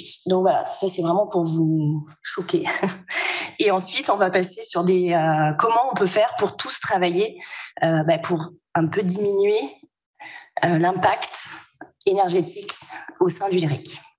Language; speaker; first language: French; native; French